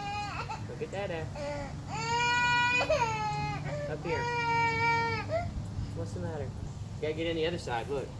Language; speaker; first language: English; native; English